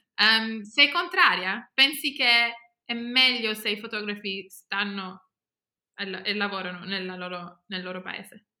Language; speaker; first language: Italian; early bilingual, heritage; Italian